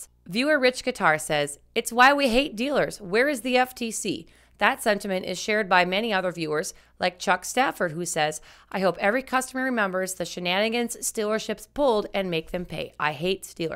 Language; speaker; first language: English; native; English